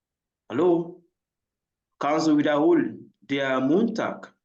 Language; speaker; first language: German; non-native, fluent; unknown